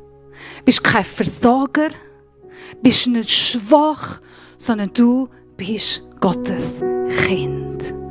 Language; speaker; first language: German; non-native, fluent; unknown